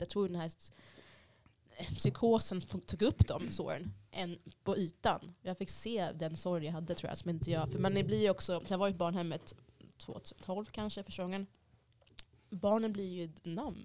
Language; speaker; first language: Swedish; early bilingual, other home language; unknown